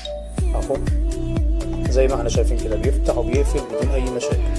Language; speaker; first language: Arabic; native; Arabic